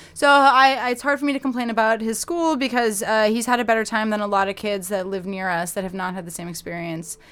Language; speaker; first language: English; native; English